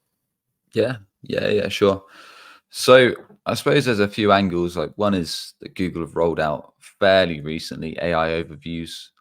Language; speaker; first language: English; native; English